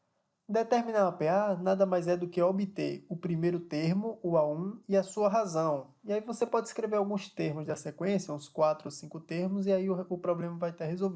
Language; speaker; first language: Portuguese; native; Portuguese